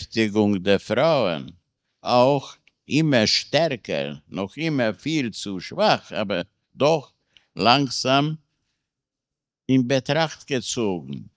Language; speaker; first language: German; non-native, fluent; Hungarian